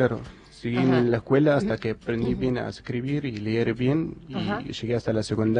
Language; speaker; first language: Spanish; non-native, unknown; Arabic